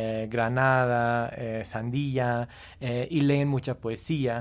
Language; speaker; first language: Spanish; non-native, fluent; English